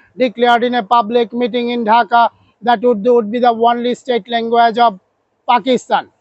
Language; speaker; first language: English; non-native, local second language; Bangla